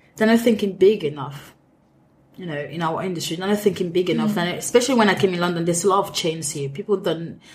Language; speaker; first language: English; non-native, local second language; French